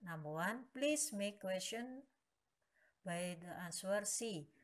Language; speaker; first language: English; non-native, learner; Indonesian